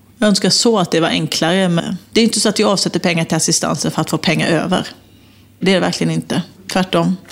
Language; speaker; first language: Swedish; native; Swedish